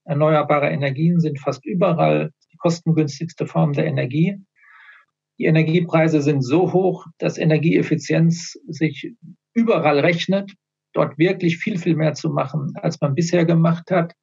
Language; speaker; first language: German; native; German